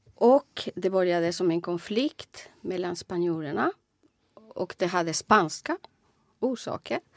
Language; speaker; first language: Swedish; non-native, fluent; Spanish